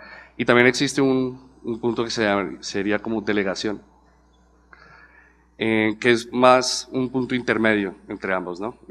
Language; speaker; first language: Spanish; native; Spanish